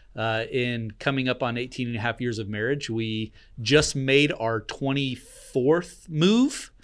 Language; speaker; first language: English; native; English